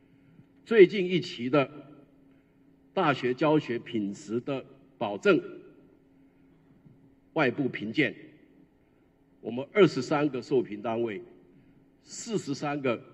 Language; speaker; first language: Chinese; native; Chinese